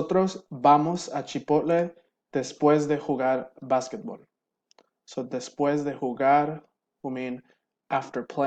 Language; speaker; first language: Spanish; non-native, fluent; English